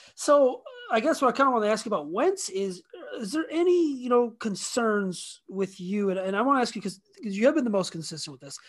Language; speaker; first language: English; native; English